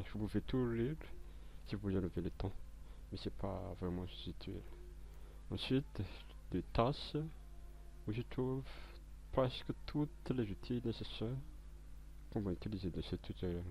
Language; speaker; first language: French; non-native, local second language; Malagasy